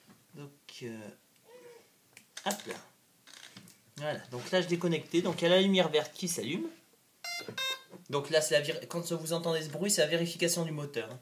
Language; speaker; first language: French; native; French